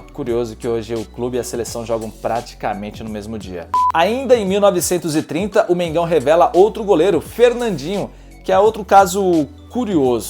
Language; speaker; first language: Portuguese; native; Portuguese